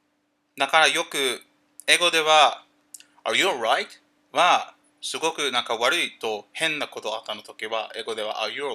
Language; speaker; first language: Japanese; non-native, learner; English